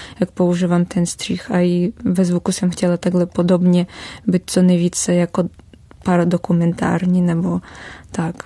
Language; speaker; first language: Czech; non-native, fluent; Russian